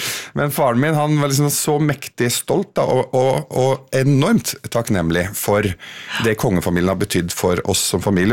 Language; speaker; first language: Norwegian; early bilingual, other home language; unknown